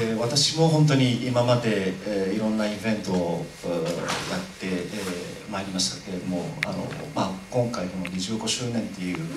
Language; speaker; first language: Japanese; non-native, fluent; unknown